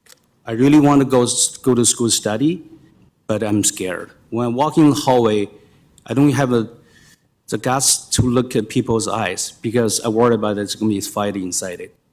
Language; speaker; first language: English; non-native, fluent; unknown